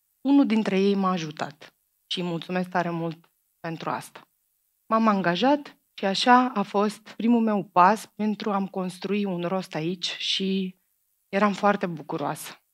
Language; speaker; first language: Romanian; non-native, fluent; Macedonian